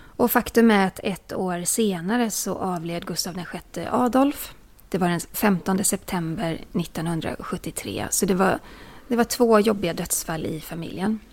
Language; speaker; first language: Swedish; native; Swedish